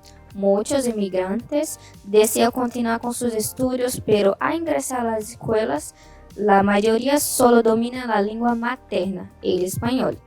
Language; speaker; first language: Spanish; non-native, learner; Portuguese